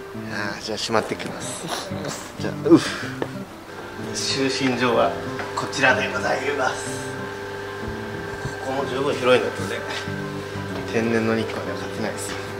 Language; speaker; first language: Japanese; native; Japanese